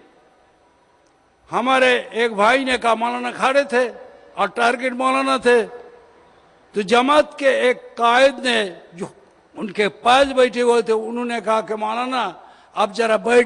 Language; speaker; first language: Urdu; non-native, fluent; Bangla